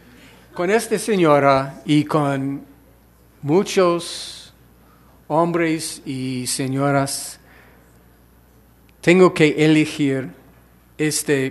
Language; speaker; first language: Spanish; non-native, fluent; English